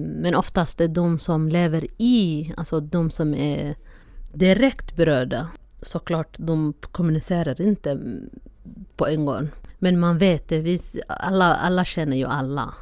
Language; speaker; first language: Swedish; non-native, fluent; Somali